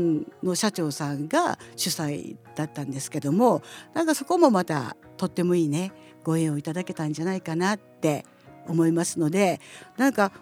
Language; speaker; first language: Japanese; native; Japanese